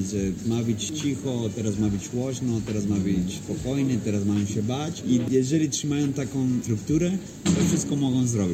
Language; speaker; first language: Polish; non-native, fluent; Spanish